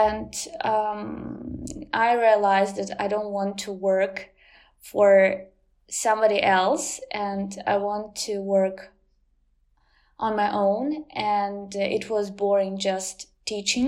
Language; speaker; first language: English; non-native, fluent; Ukrainian